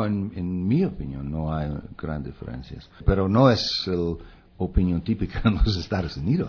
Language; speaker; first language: Spanish; non-native, fluent; English